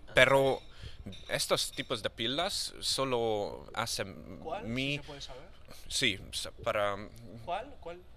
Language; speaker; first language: Spanish; non-native, learner; Hungarian